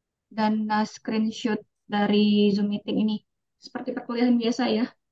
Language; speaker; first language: Indonesian; native; Indonesian